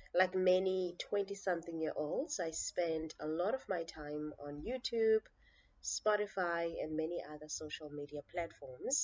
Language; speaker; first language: English; non-native, local second language; Xhosa